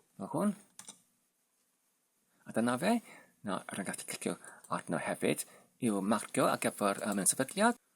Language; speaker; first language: Welsh; non-native, learner; Polish